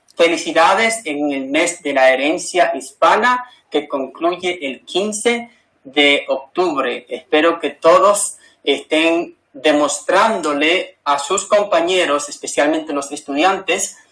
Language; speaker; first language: Spanish; early bilingual, other home language; English